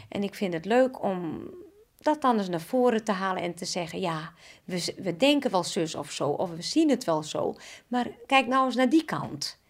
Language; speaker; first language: Dutch; native; Dutch